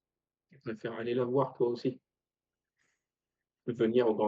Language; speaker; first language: French; native; French